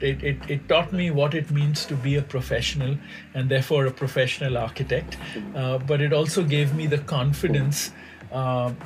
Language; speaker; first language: English; non-native, local second language; Hindi